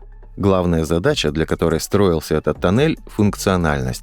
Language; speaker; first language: Russian; native; Russian